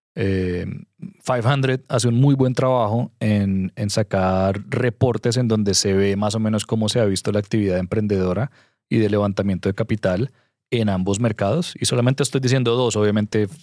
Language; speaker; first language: Spanish; native; Spanish